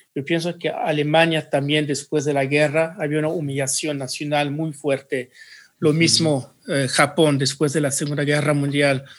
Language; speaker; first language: Spanish; early bilingual, heritage; Spanish